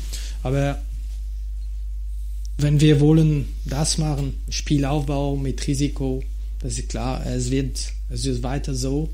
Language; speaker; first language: German; non-native, fluent; French